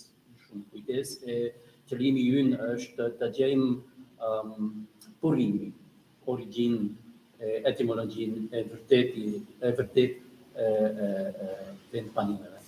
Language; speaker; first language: Albanian; non-native, fluent; German